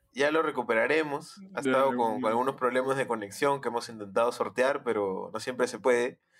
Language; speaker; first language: Spanish; native; Spanish